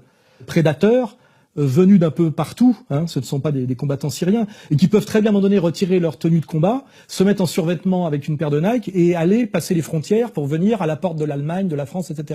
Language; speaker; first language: French; native; French